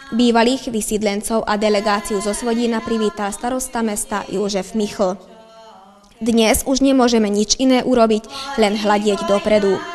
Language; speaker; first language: Slovak; non-native, local second language; Hungarian